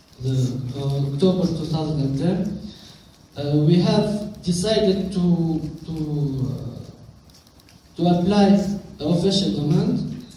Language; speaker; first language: English; non-native, local second language; Arabic